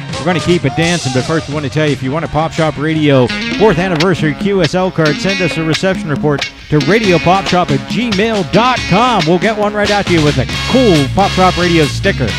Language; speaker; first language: English; native; English